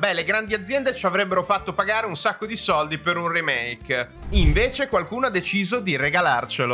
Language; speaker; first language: Italian; native; Italian